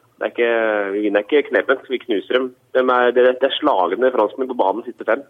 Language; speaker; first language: Norwegian; native; Norwegian